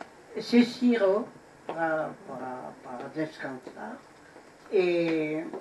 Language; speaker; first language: Spanish; non-native, fluent; French